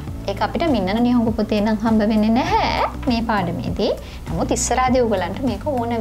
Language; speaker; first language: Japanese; non-native, fluent; Sinhala